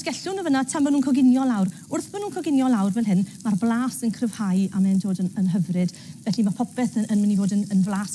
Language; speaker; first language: Welsh; native; Welsh